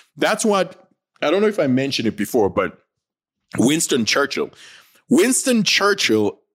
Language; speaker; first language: English; non-native, local second language; North Ndebele